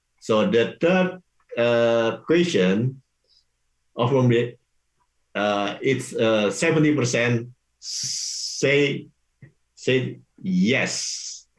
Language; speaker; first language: English; non-native, learner; Indonesian